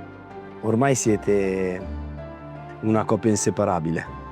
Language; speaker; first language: Italian; native; Italian